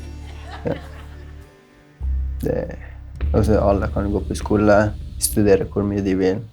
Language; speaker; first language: Norwegian; non-native, learner; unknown